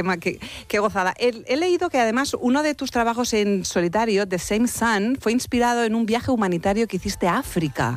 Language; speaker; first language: Spanish; native; Spanish